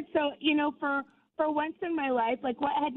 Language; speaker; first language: English; native; English